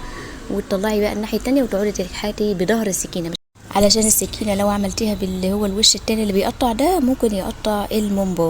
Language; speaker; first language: Arabic; native; Arabic